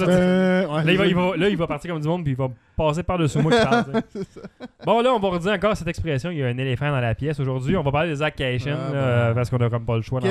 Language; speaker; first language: French; native; French